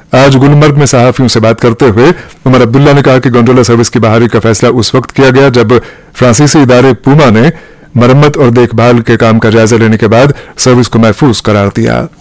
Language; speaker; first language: Urdu; non-native, local second language; Kashmiri